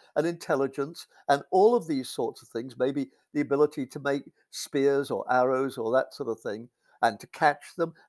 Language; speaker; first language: English; native; English